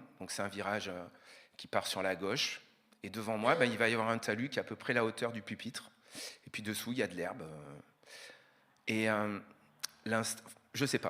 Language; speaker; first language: French; native; French